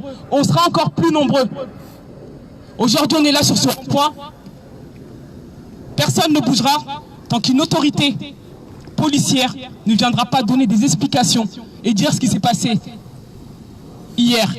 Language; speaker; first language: French; native; French